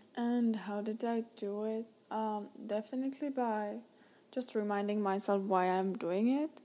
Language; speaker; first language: English; non-native, fluent; Czech